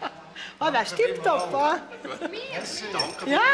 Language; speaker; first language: German; non-native, learner; Portuguese